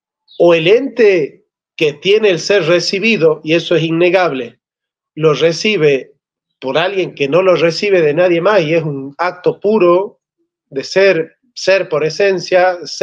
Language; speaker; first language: Spanish; native; Spanish